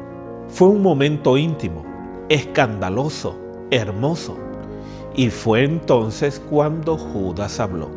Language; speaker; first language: Spanish; native; Spanish